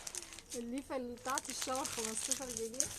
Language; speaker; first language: Arabic; native; Arabic